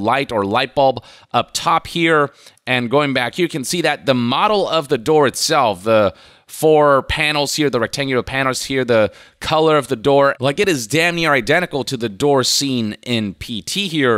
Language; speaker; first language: English; native; English